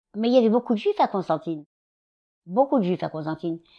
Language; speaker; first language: French; native; French